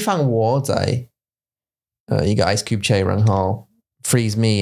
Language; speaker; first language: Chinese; non-native, learner; English